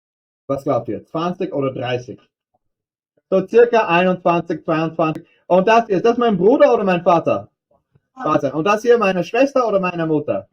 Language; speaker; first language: German; non-native, fluent; English